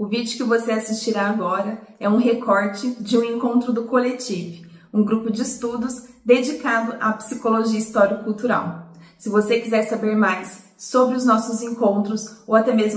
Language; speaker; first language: Portuguese; native; Portuguese